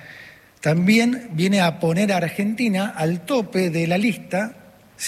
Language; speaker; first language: Spanish; native; Spanish